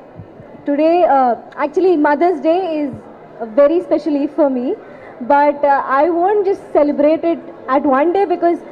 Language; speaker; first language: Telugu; non-native, learner; Hindi